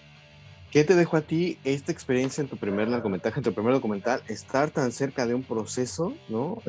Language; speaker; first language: Spanish; native; Spanish